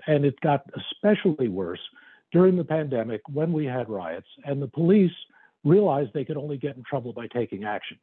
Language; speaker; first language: English; native; English